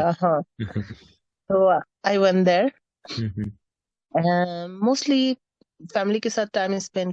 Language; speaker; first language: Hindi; non-native, fluent; Bangla